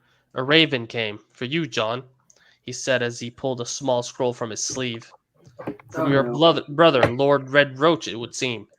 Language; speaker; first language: English; native; English